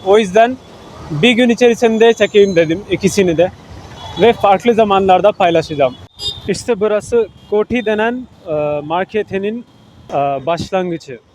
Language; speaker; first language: Turkish; non-native, fluent; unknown